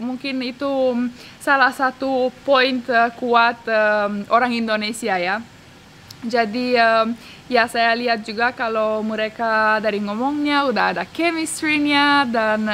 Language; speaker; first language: Indonesian; non-native, fluent; Romanian